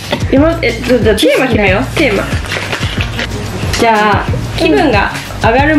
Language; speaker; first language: Japanese; native; Japanese